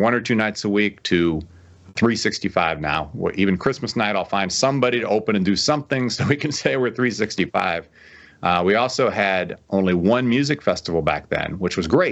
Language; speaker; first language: English; native; English